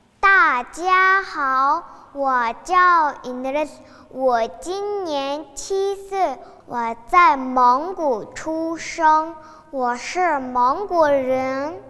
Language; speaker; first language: Chinese; non-native, learner; Mongolian